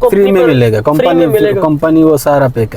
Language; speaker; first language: Hindi; non-native, fluent; Bangla